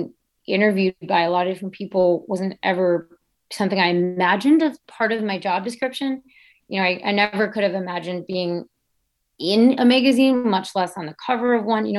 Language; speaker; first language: English; native; English